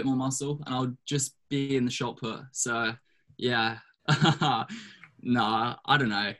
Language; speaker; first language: English; native; English